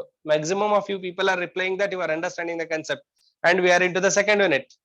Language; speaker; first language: Kannada; native; Kannada